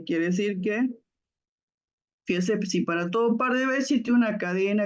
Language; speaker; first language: Spanish; native; Spanish